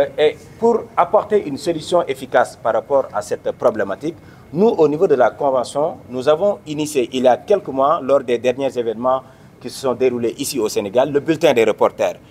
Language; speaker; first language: French; non-native, local second language; Wolof